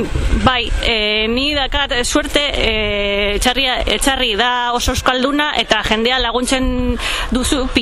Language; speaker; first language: Basque; non-native, learner; Spanish